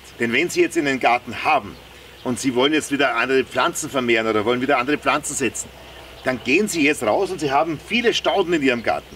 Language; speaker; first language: German; native; German